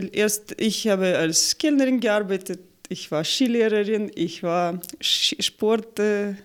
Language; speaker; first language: German; non-native, fluent; Ukrainian